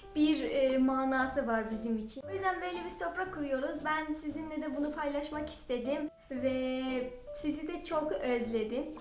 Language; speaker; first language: Turkish; non-native, fluent; Persian